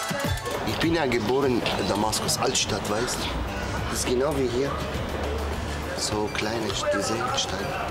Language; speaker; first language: German; non-native, learner; Arabic